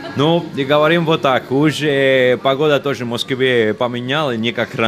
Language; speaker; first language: Russian; non-native, learner; Italian